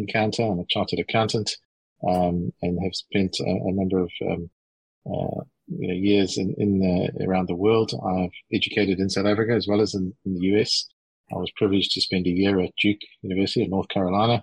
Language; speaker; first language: English; native; English